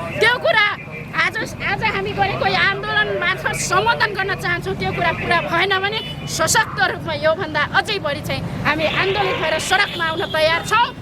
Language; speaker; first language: Nepali; non-native, local second language; Rana Tharu